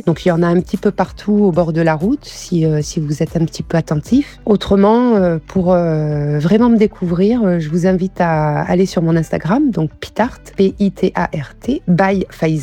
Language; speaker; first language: French; early bilingual, other home language; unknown